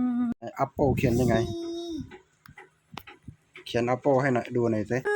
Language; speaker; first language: Thai; native; Thai